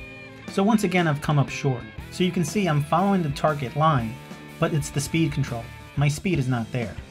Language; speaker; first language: English; native; English